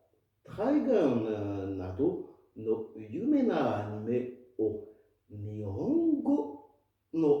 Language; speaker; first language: Japanese; non-native, fluent; French